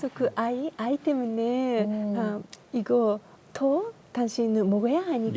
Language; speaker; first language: Korean; non-native, learner; Japanese